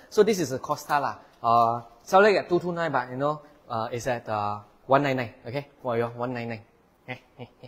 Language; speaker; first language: English; non-native, local second language; Chinese